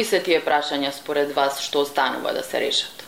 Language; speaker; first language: Macedonian; native; Macedonian